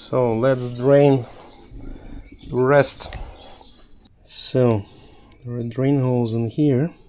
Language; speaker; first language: English; non-native, fluent; German